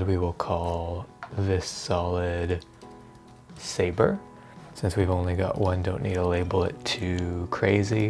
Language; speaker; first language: English; native; English